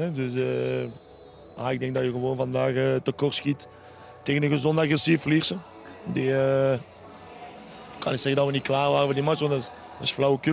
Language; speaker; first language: Dutch; native; Dutch